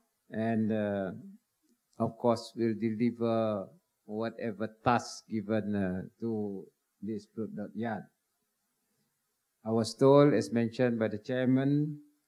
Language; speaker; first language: English; non-native, local second language; Malay